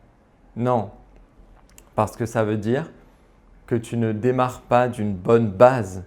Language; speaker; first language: French; native; French